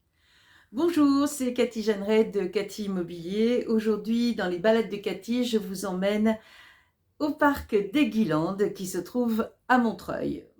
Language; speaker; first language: French; native; French